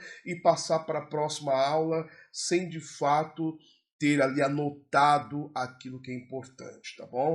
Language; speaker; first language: Portuguese; native; Portuguese